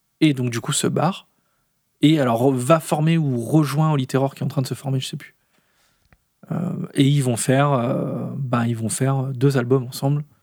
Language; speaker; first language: French; native; French